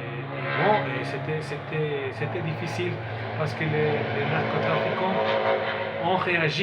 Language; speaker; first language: French; non-native, fluent; Spanish